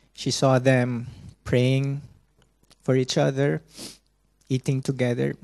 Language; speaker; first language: English; non-native, local second language; Filipino